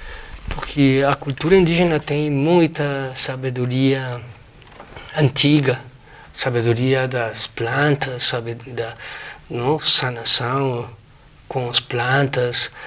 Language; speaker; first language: Portuguese; non-native, fluent; Spanish